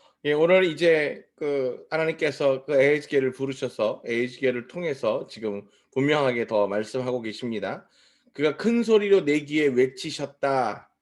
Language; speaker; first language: Korean; native; Korean